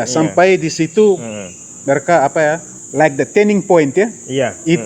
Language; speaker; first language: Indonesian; non-native, fluent; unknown